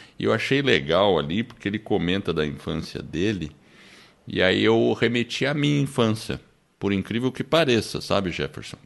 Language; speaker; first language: Portuguese; early bilingual, other home language; English